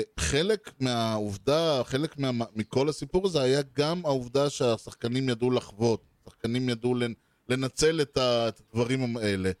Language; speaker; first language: Hebrew; native; Hebrew